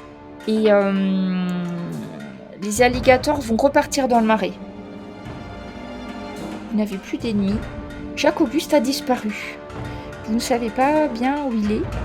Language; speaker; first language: French; native; French